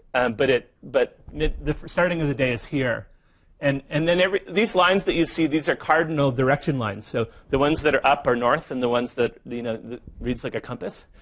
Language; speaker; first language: English; native; English